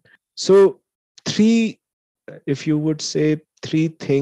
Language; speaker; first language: English; non-native, local second language; Hindi